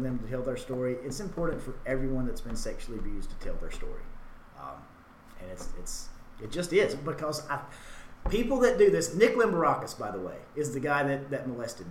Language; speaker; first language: English; native; English